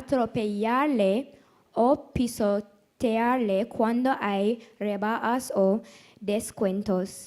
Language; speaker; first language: Spanish; non-native, learner; English